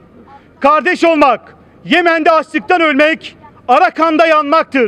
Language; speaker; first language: Turkish; native; Turkish